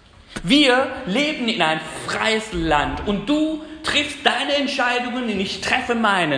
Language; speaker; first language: German; non-native, fluent; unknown